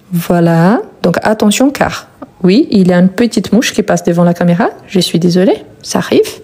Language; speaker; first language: French; native; French